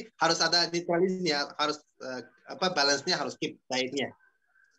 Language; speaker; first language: Indonesian; non-native, fluent; Uzbek